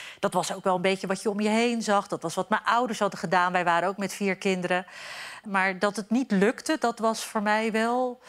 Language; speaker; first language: Dutch; early bilingual, other home language; Turkish